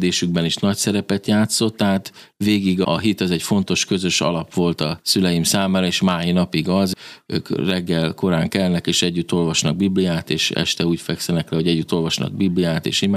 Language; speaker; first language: Hungarian; native; Hungarian